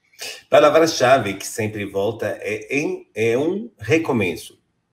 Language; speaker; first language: Portuguese; non-native, fluent; French